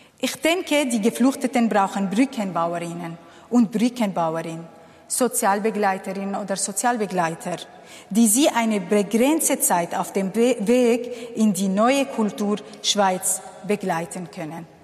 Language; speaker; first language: German; non-native, fluent; Kurdish